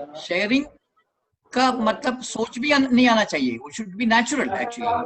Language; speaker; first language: Hindi; non-native, local second language; Malayalam